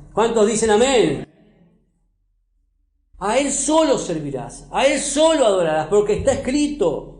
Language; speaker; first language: Spanish; native; Spanish